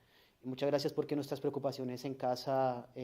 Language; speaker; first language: Spanish; native; Spanish